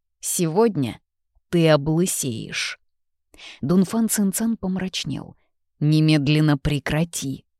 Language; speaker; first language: Russian; native; Russian